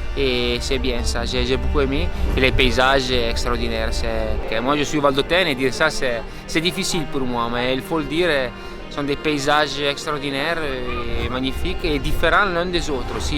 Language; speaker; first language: French; non-native, local second language; Italian